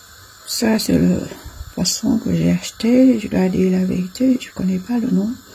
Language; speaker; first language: French; non-native, fluent; Vietnamese